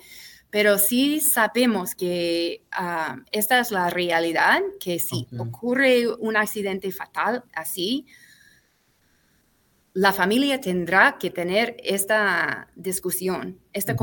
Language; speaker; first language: Spanish; non-native, fluent; English